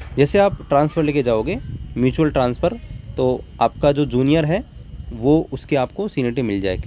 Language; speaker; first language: Hindi; native; Hindi